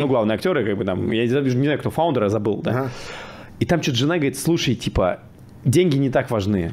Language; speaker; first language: Russian; native; Russian